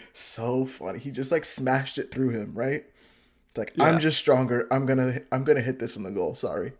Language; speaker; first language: English; native; English